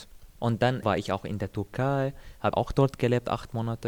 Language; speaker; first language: German; non-native, fluent; Arabic